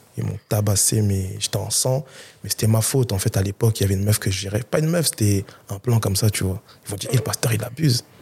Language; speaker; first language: French; early bilingual, other home language; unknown